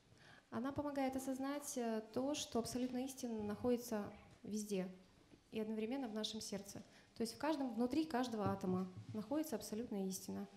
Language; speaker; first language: Russian; native; Russian